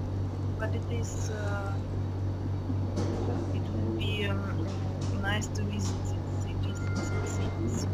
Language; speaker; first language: English; non-native, learner; Russian